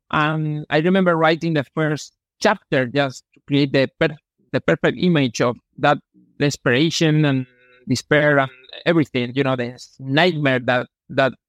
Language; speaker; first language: English; non-native, fluent; Spanish